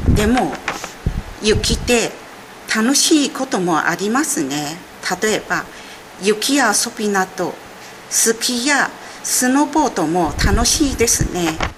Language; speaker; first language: Japanese; native; Japanese